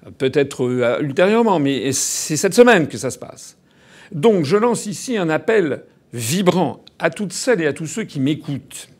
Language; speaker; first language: French; native; French